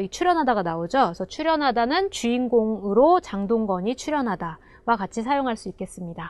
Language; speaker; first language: Korean; native; Korean